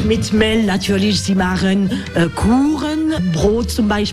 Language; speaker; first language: German; non-native, learner; French